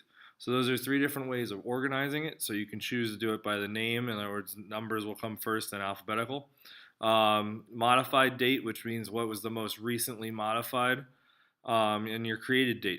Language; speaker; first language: English; native; English